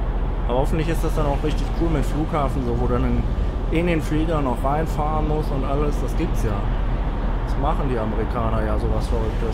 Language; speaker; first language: German; native; German